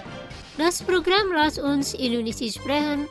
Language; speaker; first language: German; non-native, fluent; Indonesian